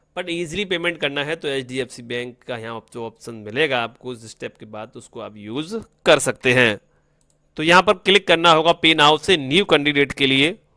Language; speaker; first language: Hindi; native; Hindi